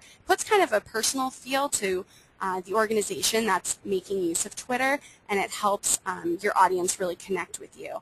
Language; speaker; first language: English; native; English